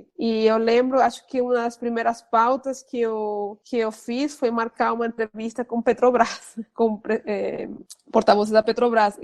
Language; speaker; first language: Portuguese; non-native, fluent; Spanish